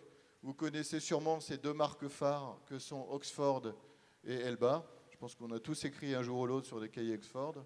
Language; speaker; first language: French; native; French